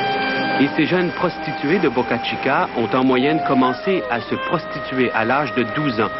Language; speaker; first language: French; native; French